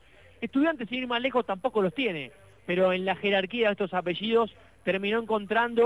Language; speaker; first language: Spanish; native; Spanish